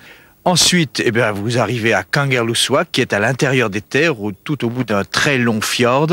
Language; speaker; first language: French; native; French